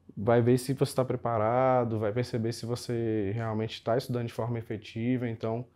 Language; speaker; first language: Portuguese; native; Portuguese